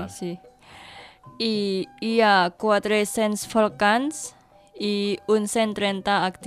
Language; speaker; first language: Catalan; non-native, learner; Indonesian